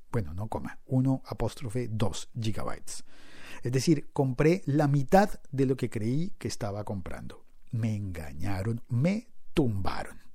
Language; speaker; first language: Spanish; native; Spanish